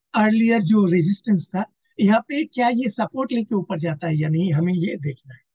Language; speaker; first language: Hindi; non-native, local second language; Assamese